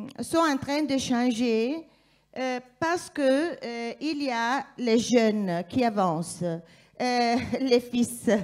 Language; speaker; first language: French; non-native, fluent; Italian